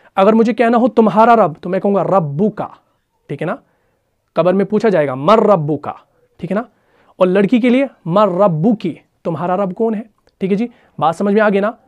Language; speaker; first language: Urdu; non-native, local second language; Punjabi